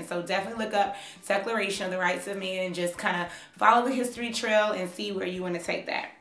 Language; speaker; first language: English; native; English